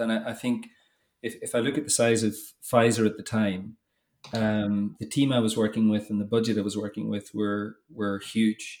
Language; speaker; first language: English; native; English